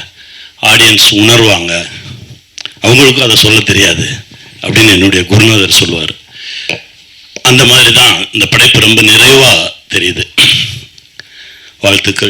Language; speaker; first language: Tamil; native; Tamil